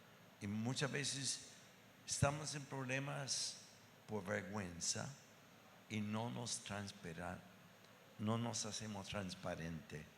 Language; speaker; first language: Spanish; non-native, fluent; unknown